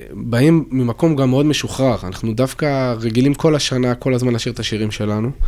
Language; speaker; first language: Hebrew; early bilingual, other home language; French